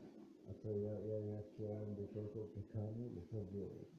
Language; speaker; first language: Polish; non-native, learner; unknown